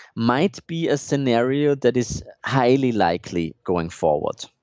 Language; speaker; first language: English; non-native, fluent; German